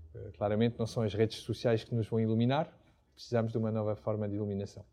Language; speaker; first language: Portuguese; non-native, fluent; French